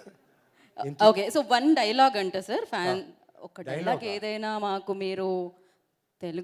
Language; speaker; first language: Telugu; native; Telugu